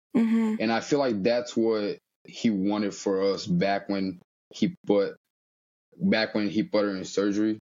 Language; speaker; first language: English; early bilingual, other home language; Portuguese